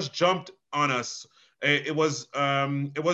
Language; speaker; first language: English; non-native, fluent; French